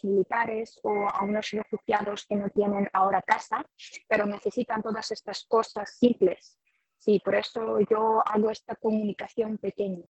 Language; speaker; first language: Spanish; non-native, fluent; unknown